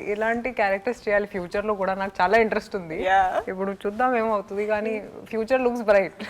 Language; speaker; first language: Telugu; non-native, fluent; Hindi